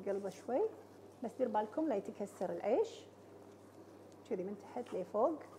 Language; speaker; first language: Arabic; native; Arabic